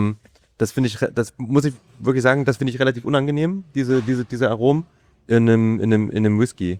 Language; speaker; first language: German; native; German